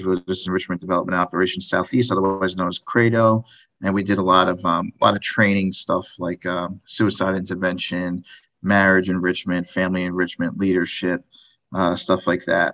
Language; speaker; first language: English; native; English